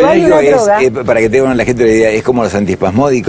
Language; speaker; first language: Spanish; native; Spanish